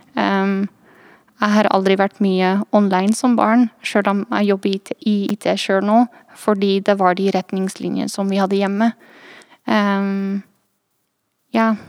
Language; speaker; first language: Norwegian; non-native, fluent; Dutch